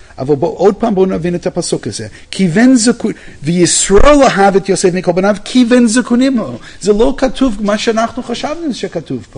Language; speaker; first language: Hebrew; non-native, fluent; English